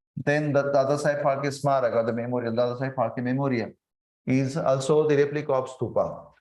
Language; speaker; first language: English; non-native, local second language; Marathi